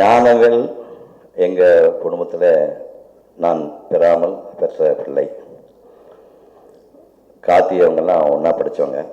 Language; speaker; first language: Tamil; native; Tamil